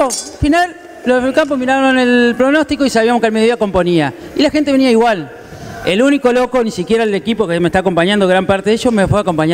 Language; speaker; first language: Spanish; native; Spanish